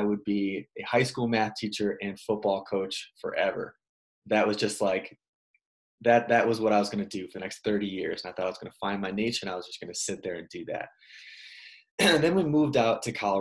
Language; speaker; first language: English; native; English